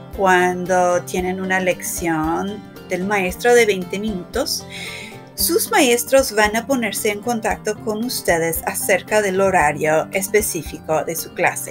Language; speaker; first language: Spanish; non-native, fluent; English